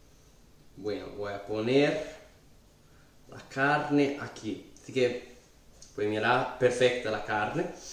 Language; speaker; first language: Spanish; non-native, fluent; Italian